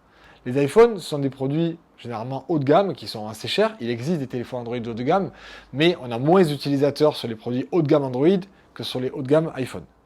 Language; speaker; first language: French; native; French